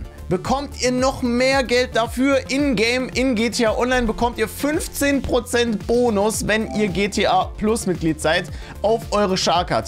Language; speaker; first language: German; native; German